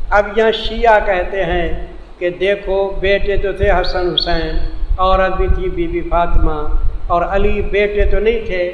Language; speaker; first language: Urdu; non-native, local second language; Saraiki